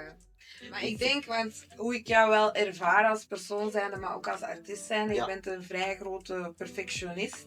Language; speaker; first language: Dutch; native; Dutch